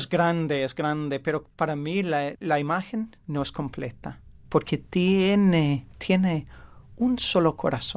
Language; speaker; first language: Spanish; non-native, fluent; English